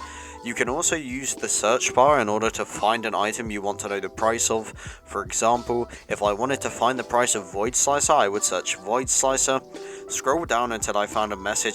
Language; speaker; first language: English; native; English